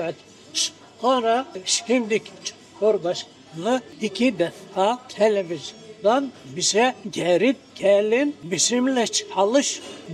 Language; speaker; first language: Turkish; non-native, local second language; Greek